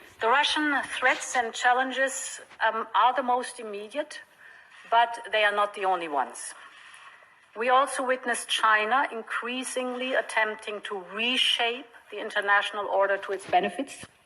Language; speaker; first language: English; non-native, fluent; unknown